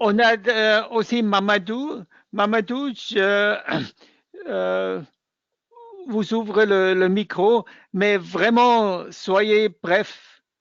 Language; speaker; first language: French; non-native, fluent; German